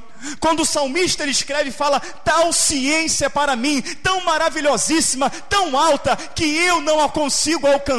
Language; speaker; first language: Portuguese; native; Portuguese